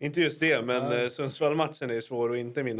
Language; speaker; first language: Swedish; native; Swedish